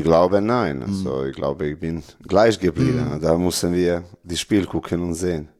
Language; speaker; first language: German; non-native, learner; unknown